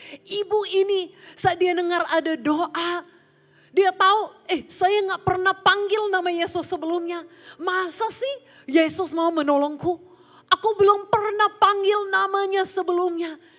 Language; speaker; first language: Indonesian; non-native, fluent; English